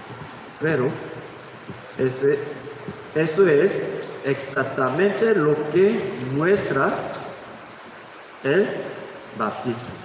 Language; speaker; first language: Spanish; non-native, learner; Korean